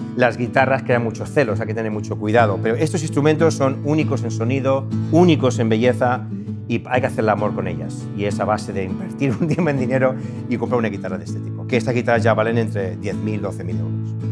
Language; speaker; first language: Spanish; early bilingual, heritage; Spanish